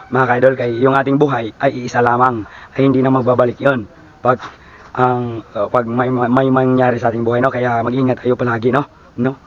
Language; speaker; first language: Filipino; native; Filipino